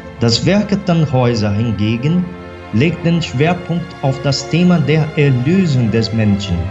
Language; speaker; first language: German; non-native, fluent; Portuguese